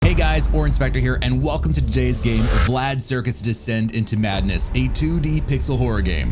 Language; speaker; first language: English; native; English